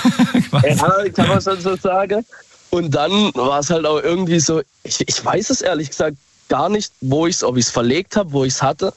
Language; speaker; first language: German; native; German